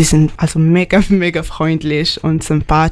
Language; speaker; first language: German; non-native, learner; Arabic